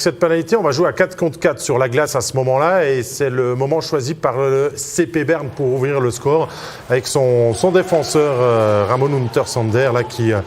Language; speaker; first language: French; native; French